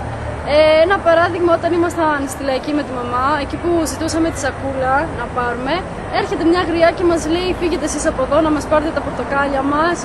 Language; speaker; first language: Greek; early bilingual, other home language; Albanian